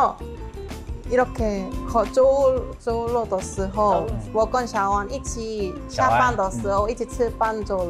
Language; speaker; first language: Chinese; non-native, learner; Korean